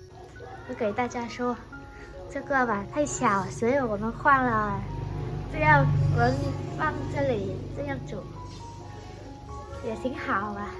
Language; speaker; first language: Chinese; non-native, learner; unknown